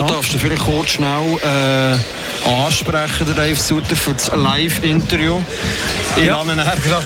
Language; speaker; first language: German; native; German